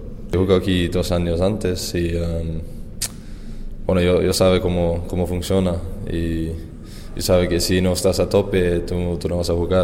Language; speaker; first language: Spanish; non-native, learner; Icelandic